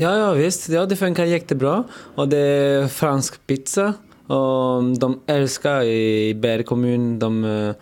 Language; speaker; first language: Swedish; early bilingual, heritage; French